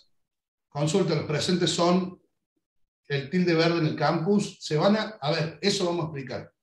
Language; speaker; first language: Spanish; native; Spanish